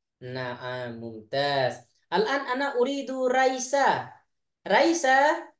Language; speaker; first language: Arabic; non-native, fluent; Indonesian